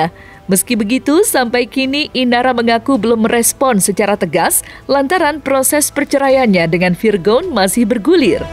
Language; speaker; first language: Indonesian; native; Indonesian